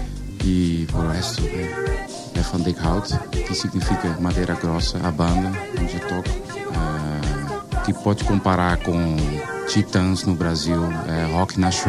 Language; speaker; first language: Portuguese; non-native, learner; Dutch